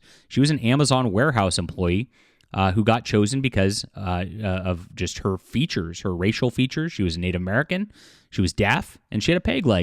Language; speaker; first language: English; native; English